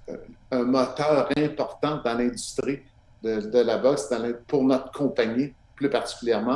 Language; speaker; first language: French; native; French